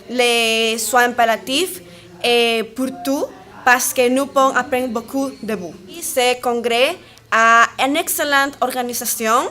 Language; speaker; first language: French; non-native, learner; Spanish